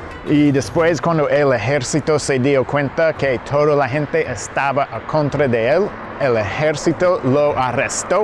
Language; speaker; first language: Spanish; non-native, fluent; English